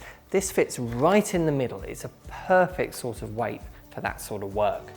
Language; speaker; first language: English; native; English